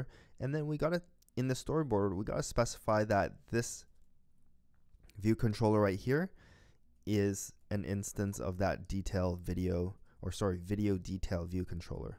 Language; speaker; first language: English; native; English